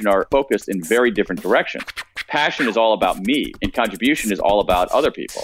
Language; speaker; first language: English; native; English